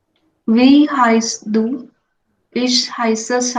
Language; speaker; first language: German; non-native, learner; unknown